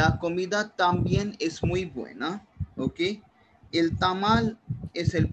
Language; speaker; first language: Spanish; non-native, learner; Hindi